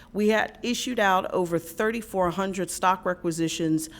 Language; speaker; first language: English; native; English